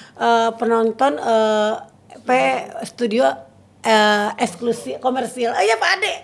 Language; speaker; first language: Indonesian; native; Indonesian